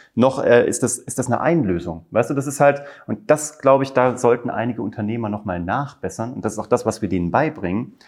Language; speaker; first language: German; native; German